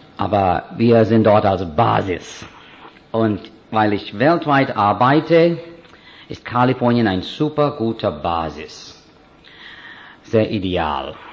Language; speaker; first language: German; non-native, fluent; Hindi